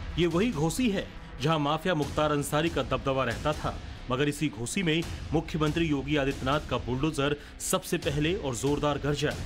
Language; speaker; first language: Hindi; native; Hindi